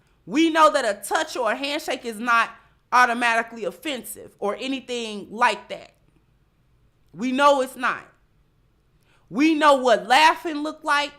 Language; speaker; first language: English; native; English